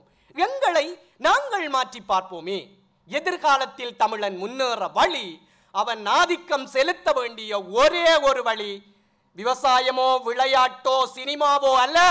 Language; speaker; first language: Tamil; native; Tamil